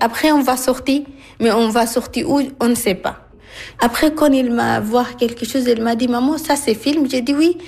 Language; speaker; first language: French; non-native, learner; Arabic